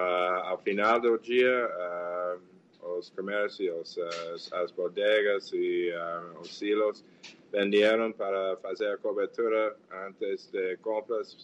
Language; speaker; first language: Portuguese; non-native, fluent; English